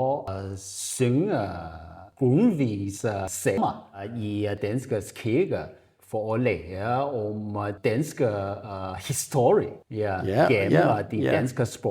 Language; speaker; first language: Danish; non-native, learner; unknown